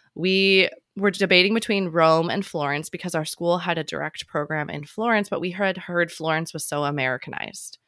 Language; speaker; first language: English; native; English